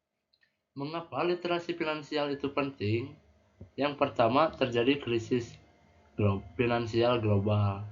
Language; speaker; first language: Indonesian; native; Indonesian